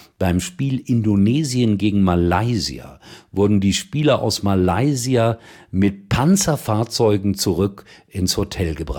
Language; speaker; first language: German; native; German